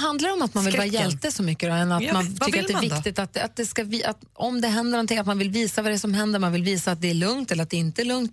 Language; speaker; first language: Swedish; native; Swedish